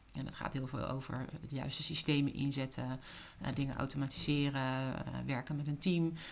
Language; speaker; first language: Dutch; native; Dutch